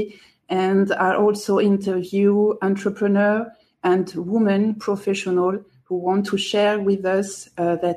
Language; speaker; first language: English; non-native, fluent; French